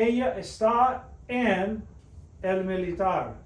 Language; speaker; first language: Spanish; non-native, fluent; English